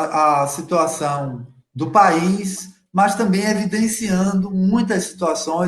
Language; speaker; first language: Portuguese; native; Portuguese